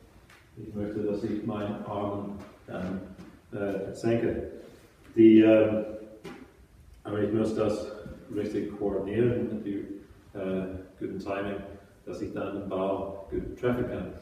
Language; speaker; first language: German; non-native, fluent; English